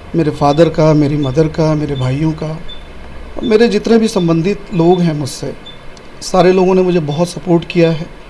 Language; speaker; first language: Hindi; non-native, local second language; Bhojpuri